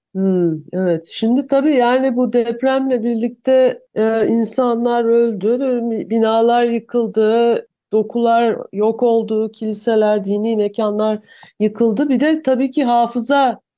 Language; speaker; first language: Turkish; native; Turkish